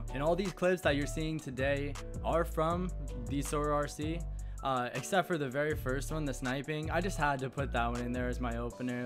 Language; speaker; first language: English; native; English